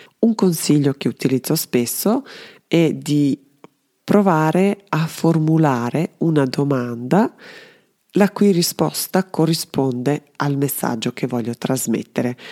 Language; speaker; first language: Italian; non-native, fluent; Serbian